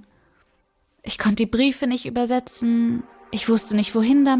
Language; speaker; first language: German; early bilingual, other home language; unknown